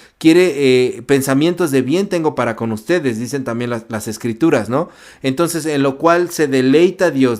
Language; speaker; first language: Spanish; native; Spanish